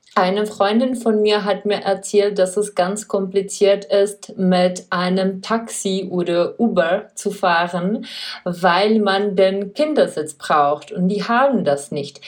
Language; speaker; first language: German; non-native, fluent; Czech